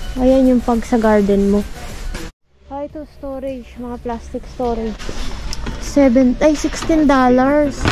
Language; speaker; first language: Filipino; native; Filipino